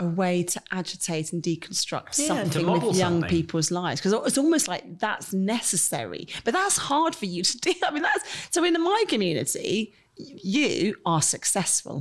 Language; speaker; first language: English; native; English